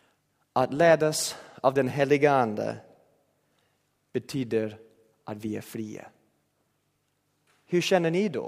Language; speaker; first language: Swedish; non-native, fluent; English